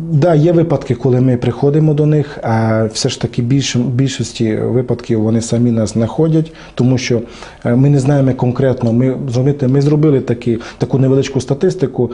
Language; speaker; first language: Ukrainian; non-native, local second language; Romany